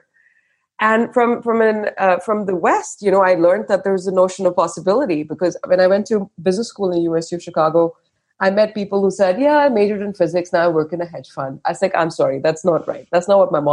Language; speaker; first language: English; non-native, local second language; Hindi